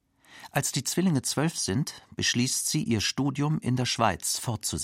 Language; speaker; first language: German; native; German